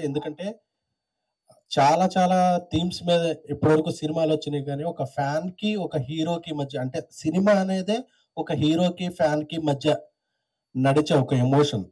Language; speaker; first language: Telugu; native; Telugu